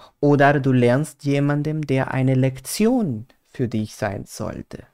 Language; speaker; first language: German; non-native, fluent; Spanish